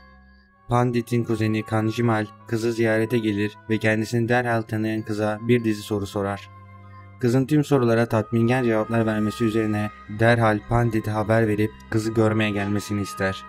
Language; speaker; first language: Turkish; native; Turkish